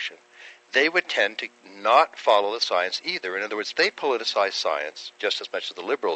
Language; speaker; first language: English; native; English